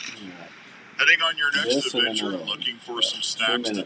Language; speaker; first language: English; native; English